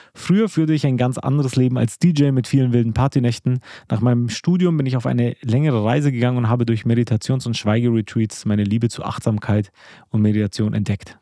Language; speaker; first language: German; early bilingual, other home language; Albanian